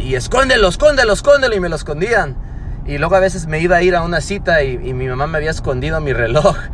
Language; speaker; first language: Spanish; early bilingual, heritage; Spanish